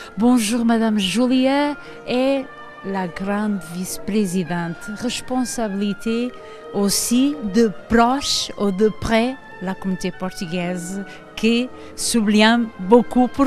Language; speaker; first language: French; non-native, fluent; Portuguese